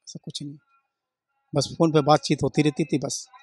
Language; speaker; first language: Hindi; native; Hindi